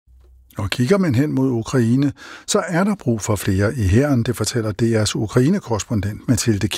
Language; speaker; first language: Danish; native; Danish